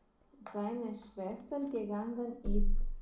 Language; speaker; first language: German; non-native, learner; Romanian